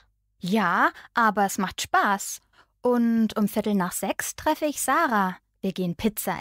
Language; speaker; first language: German; non-native, learner; Bangla